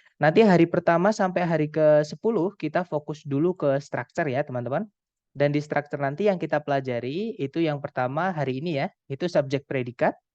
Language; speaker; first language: Indonesian; non-native, local second language; Javanese